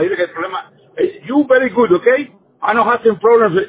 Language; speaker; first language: English; non-native, learner; Spanish